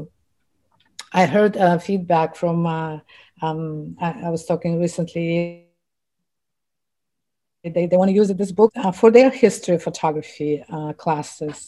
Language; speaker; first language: English; non-native, fluent; Russian